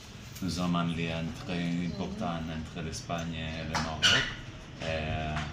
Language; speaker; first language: French; non-native, learner; Spanish